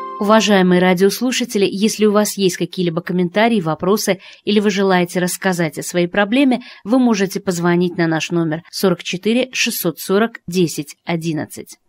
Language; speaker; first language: Russian; non-native, local second language; Tajik